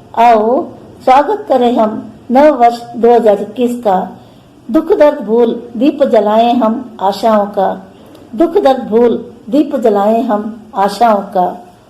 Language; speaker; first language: Hindi; non-native, local second language; Kannada